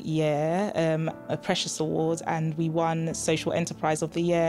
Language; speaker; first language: English; native; English